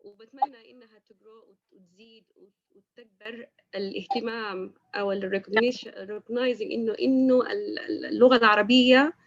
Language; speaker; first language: Arabic; native; Arabic